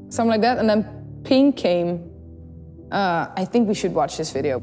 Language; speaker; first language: English; non-native, fluent; Dutch